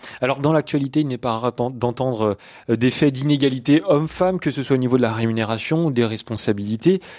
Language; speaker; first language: French; native; French